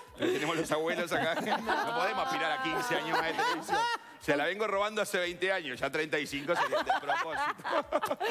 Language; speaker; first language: Spanish; native; Spanish